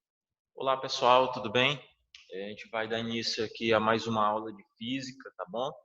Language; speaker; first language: Portuguese; native; Portuguese